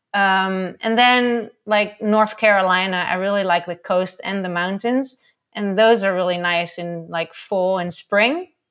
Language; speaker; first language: English; non-native, fluent; Dutch